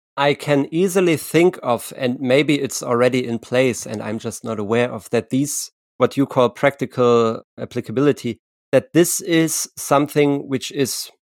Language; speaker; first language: English; non-native, fluent; German